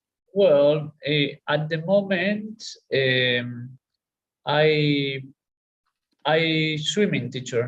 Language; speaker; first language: English; non-native, learner; Spanish